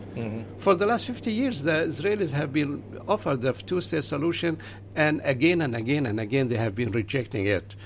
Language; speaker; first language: English; non-native, fluent; Arabic